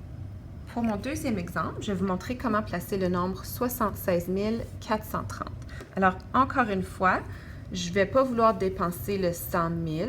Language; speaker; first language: French; native; French